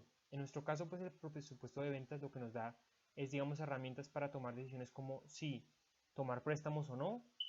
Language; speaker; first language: Spanish; native; Spanish